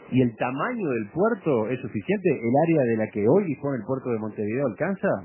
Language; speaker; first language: Spanish; native; Spanish